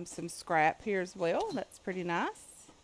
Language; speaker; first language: English; native; English